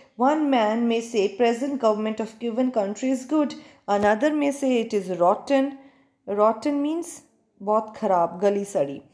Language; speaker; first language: English; non-native, local second language; Punjabi